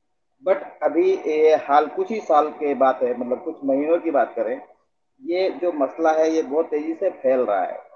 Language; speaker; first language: Hindi; native; Hindi